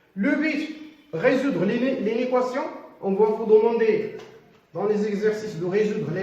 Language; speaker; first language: French; non-native, local second language; Arabic